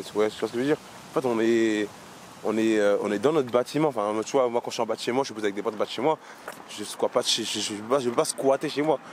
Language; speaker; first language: French; native; French